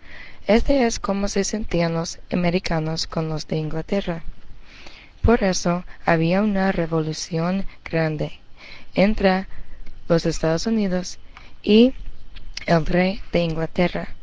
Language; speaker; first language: Spanish; early bilingual, heritage; Spanish